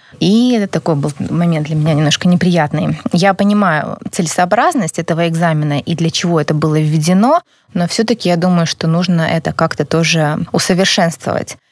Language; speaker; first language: Russian; native; Russian